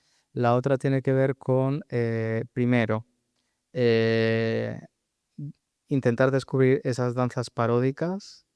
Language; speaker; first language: Spanish; native; Spanish